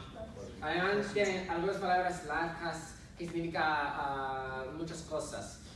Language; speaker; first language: Spanish; non-native, learner; English